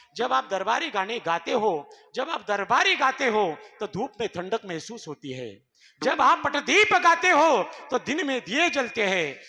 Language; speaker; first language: Hindi; non-native, local second language; Marathi